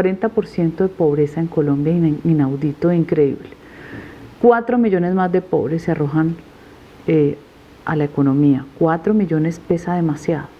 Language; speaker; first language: Spanish; native; Spanish